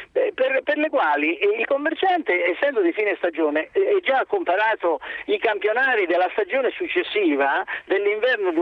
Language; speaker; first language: Italian; native; Italian